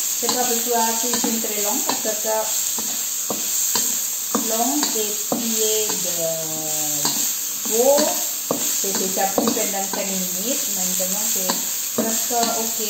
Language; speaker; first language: French; non-native, learner; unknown